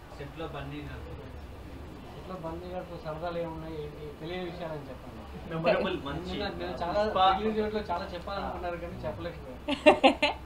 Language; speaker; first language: Telugu; native; Telugu